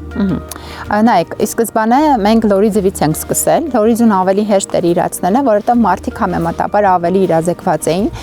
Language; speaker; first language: Armenian; native; Armenian